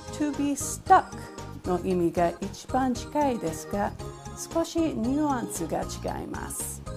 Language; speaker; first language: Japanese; non-native, fluent; English